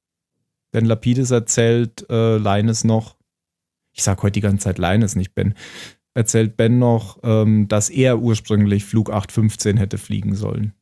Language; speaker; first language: German; native; German